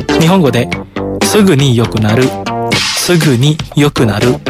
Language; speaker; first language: Japanese; non-native, fluent; Indonesian